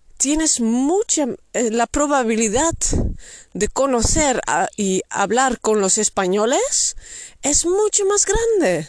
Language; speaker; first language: Spanish; non-native, fluent; Dutch